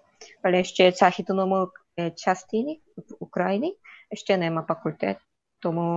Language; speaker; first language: Ukrainian; non-native, learner; Korean